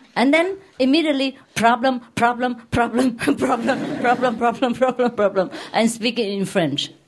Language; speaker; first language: English; non-native, fluent; Vietnamese